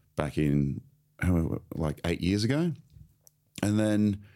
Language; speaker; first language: English; native; English